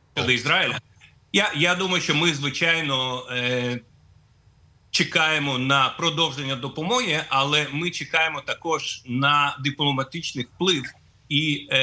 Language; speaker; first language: Ukrainian; non-native, fluent; Russian